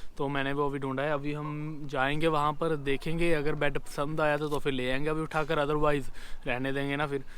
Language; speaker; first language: Hindi; non-native, local second language; Punjabi